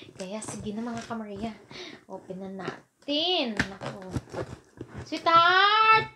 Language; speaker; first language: Filipino; non-native, local second language; Hiligaynon